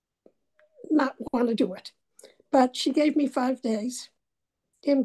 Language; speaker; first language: English; native; English